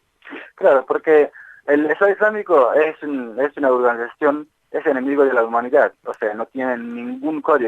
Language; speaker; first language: Spanish; non-native, fluent; Kurdish